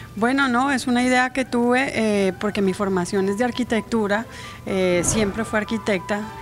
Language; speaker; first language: Spanish; native; Spanish